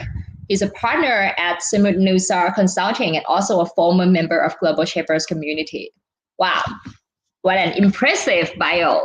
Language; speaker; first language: English; non-native, fluent; Thai